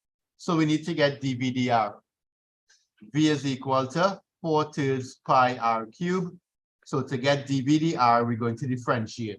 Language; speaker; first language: English; native; English